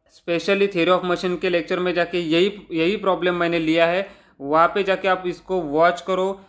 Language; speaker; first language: Hindi; non-native, local second language; Marathi